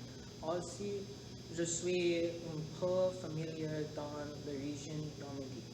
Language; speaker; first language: French; non-native, learner; English